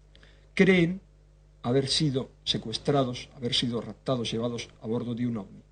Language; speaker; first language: Spanish; native; Spanish